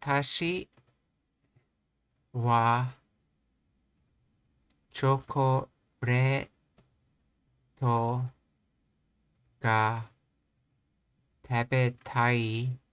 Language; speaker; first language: Japanese; non-native, learner; English